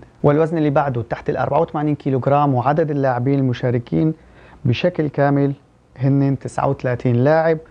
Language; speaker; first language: Arabic; early bilingual, heritage; Arabic